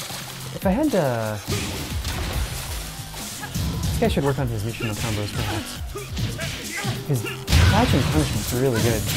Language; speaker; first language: English; native; English